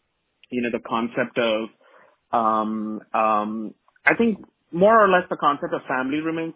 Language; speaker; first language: English; non-native, local second language; Malayalam